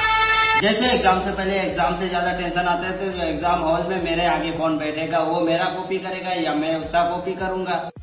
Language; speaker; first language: Hindi; native; Hindi